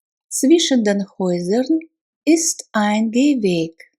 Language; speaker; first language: German; non-native, fluent; Russian